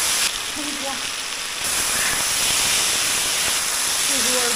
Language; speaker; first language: Chinese; native; Chinese